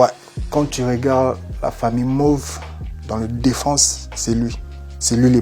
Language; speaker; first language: French; non-native, local second language; Lingala